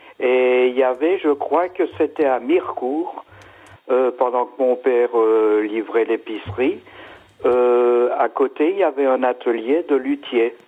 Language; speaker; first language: French; native; French